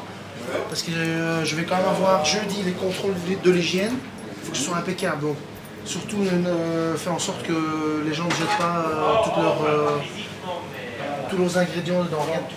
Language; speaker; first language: French; native; French